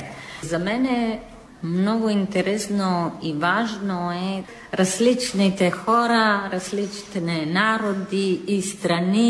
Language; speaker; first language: Bulgarian; non-native, fluent; Italian